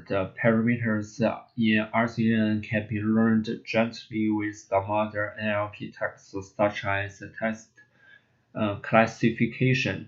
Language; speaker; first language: English; non-native, learner; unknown